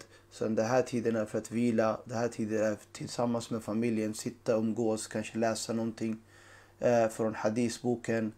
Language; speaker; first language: Swedish; non-native, fluent; Urdu